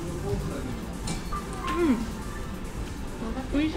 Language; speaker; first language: Japanese; non-native, fluent; Spanish